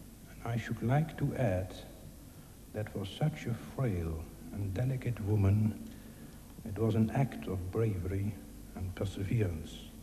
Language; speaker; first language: English; non-native, fluent; Dutch